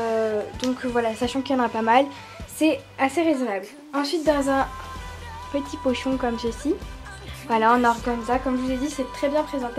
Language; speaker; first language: French; native; French